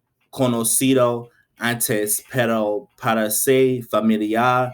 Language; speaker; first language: Spanish; non-native, learner; English